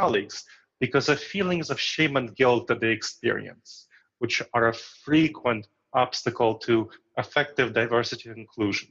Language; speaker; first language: English; early bilingual, other home language; Romanian